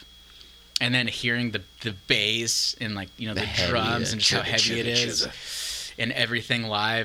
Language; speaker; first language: English; native; English